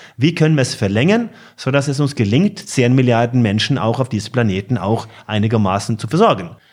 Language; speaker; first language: German; non-native, fluent; Norwegian